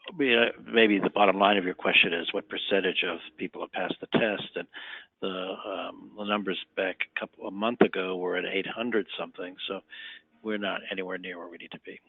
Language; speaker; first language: English; native; English